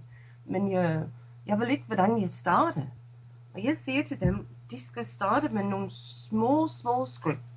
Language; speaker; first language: Danish; non-native, fluent; English